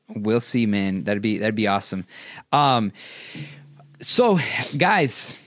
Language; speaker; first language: English; native; English